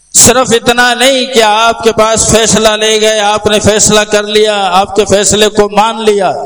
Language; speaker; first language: Urdu; native; Urdu